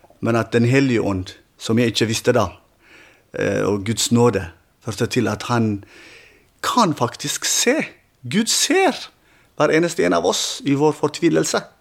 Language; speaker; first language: Norwegian; non-native, fluent; Tigrinya